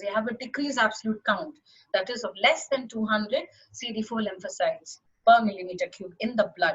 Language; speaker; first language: English; non-native, local second language; Malayalam